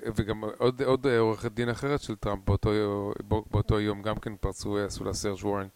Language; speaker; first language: Hebrew; native; Hebrew